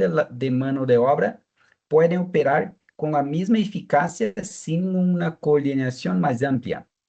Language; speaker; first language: Spanish; non-native, fluent; Portuguese